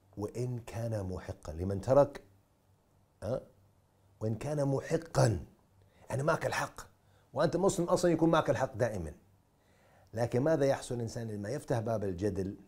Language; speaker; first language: Arabic; non-native, fluent; English